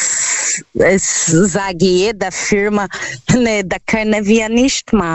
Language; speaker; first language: German; non-native, learner; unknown